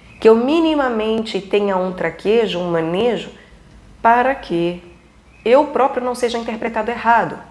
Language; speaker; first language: Portuguese; native; Portuguese